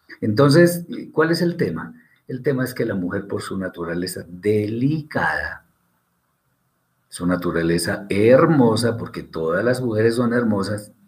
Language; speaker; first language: Spanish; native; Spanish